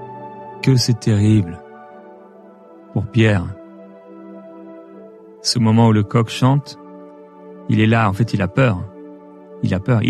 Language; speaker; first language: French; native; French